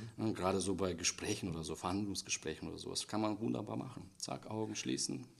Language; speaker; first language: German; non-native, fluent; Russian